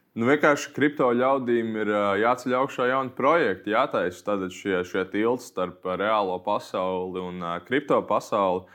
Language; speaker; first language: Latvian; native; Latvian